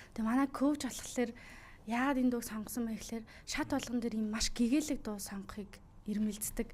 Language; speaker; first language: Mongolian; native; Mongolian